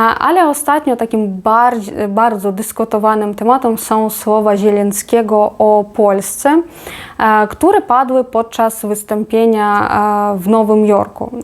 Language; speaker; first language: Polish; non-native, fluent; Ukrainian